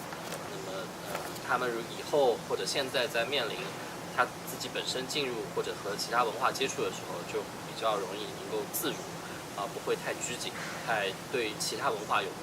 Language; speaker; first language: Chinese; native; Chinese